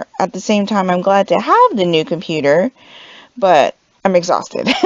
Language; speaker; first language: English; native; English